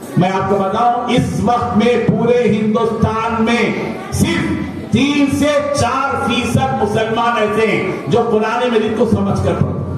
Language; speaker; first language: Urdu; native; Urdu